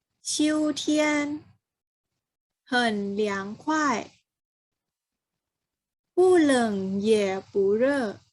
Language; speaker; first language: Chinese; non-native, fluent; Thai